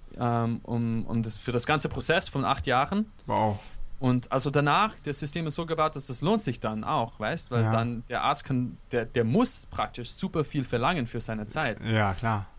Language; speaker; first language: German; non-native, fluent; English